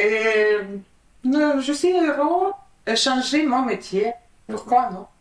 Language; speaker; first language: French; non-native, learner; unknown